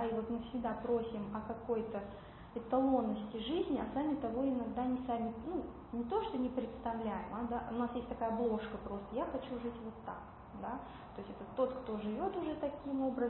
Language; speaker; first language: Russian; native; Russian